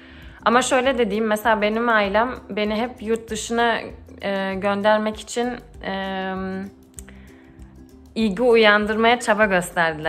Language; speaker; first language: Turkish; early bilingual, heritage; Turkish